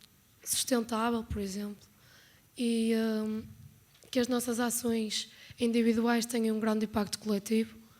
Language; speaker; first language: Portuguese; native; Portuguese